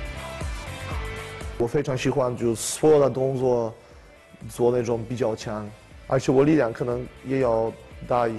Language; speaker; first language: Chinese; non-native, fluent; Polish